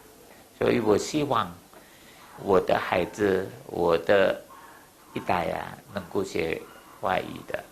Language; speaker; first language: Chinese; early bilingual, heritage; Chinese